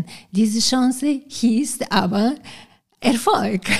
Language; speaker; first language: German; non-native, fluent; Bulgarian